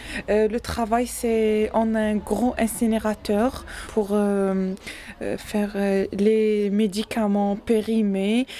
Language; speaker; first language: French; non-native, learner; Arabic